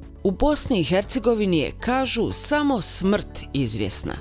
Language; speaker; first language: Bosnian; native; Bosnian